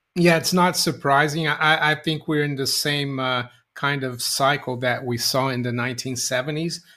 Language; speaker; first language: English; non-native, fluent; Portuguese